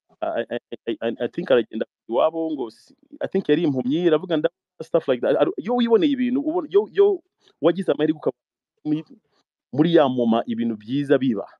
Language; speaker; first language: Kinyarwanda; early bilingual, heritage; Kinyarwanda